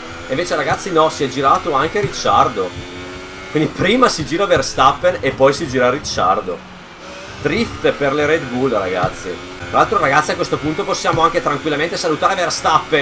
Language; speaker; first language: Italian; native; Italian